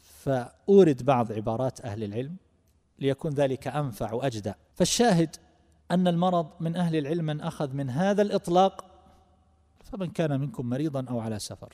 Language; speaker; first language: Arabic; native; Arabic